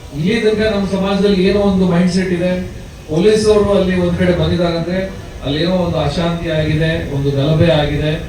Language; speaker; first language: Kannada; native; Kannada